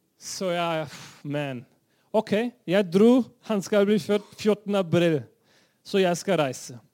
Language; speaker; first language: Norwegian; non-native, fluent; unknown